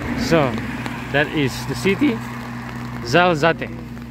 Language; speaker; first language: English; non-native, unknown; Indonesian